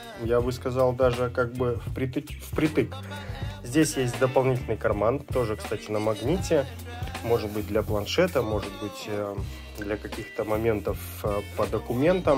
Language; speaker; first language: Russian; native; Russian